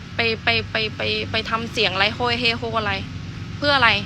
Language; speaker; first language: Thai; early bilingual, other home language; Khmer